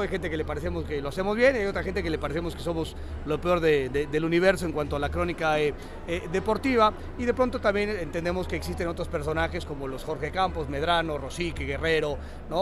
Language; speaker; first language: Spanish; native; Spanish